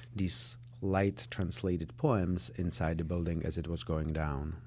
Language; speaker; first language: English; non-native, fluent; Czech